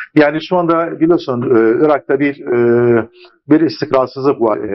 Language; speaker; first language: Turkish; early bilingual, heritage; Arabic